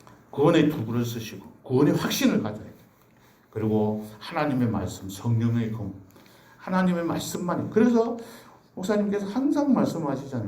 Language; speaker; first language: Korean; native; Korean